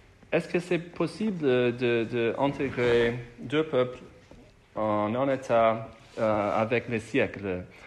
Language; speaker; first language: French; non-native, fluent; English